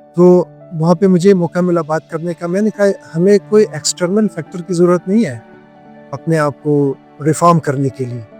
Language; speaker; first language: Urdu; non-native, local second language; Hazaragi